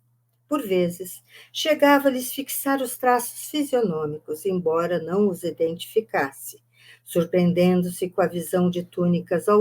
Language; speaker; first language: Portuguese; native; Portuguese